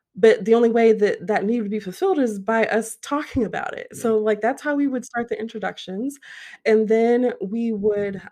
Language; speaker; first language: English; native; English